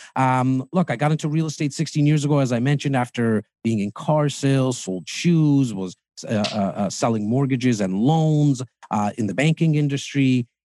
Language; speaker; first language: English; early bilingual, other home language; Hindi